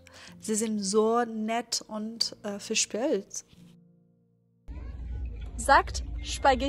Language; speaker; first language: German; non-native, fluent; Persian